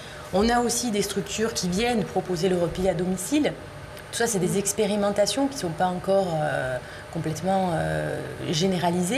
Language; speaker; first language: French; native; French